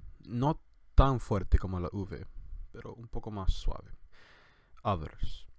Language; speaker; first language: Spanish; non-native, fluent; English